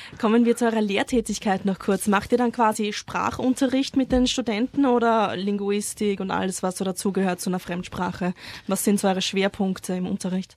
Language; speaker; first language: German; native; German